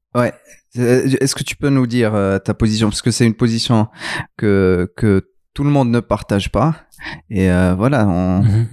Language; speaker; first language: French; non-native, local second language; Arabic